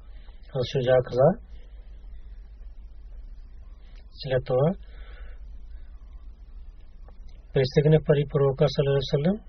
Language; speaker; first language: Bulgarian; non-native, learner; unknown